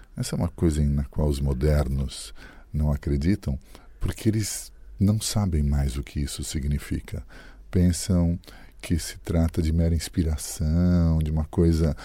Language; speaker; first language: Portuguese; early bilingual, other home language; Italian